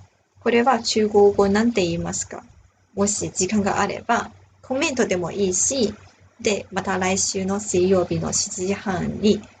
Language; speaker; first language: Japanese; non-native, fluent; Chinese